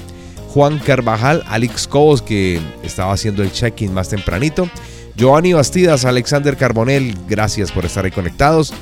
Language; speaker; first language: Spanish; native; Spanish